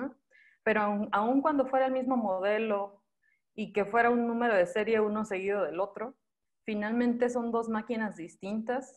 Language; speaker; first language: Spanish; native; Spanish